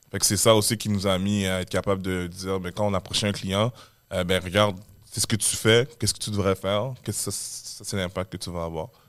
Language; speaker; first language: French; native; French